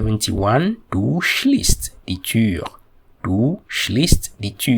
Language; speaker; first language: German; non-native, fluent; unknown